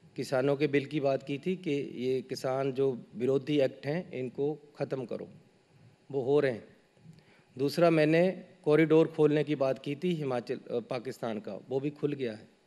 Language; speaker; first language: Hindi; native; Hindi